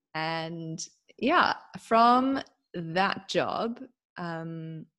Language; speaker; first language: English; native; English